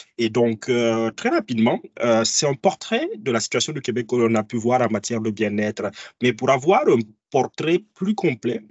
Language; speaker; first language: French; native; French